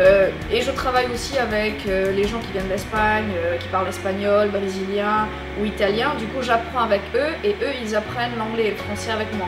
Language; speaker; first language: French; non-native, local second language; Morisyen